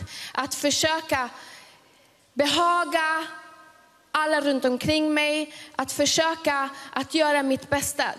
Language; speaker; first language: Swedish; early bilingual, other home language; Spanish